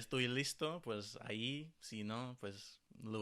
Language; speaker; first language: Spanish; non-native, fluent; English